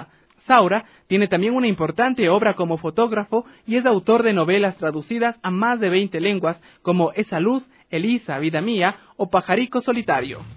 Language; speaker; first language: Spanish; native; Spanish